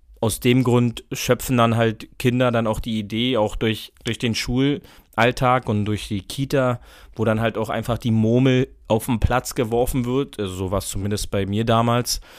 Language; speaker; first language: German; native; German